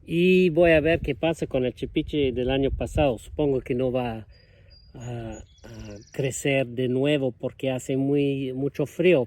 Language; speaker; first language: Spanish; non-native, fluent; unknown